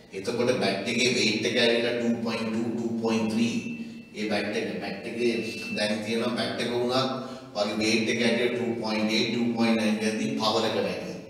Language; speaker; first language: Sinhala; non-native, local second language; Tamil